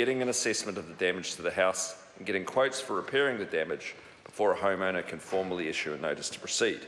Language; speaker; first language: English; native; English